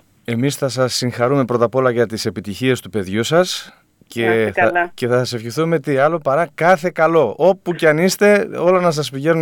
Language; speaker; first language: Greek; native; Greek